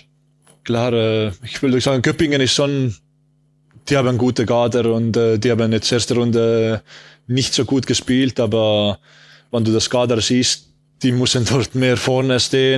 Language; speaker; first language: German; non-native, learner; Estonian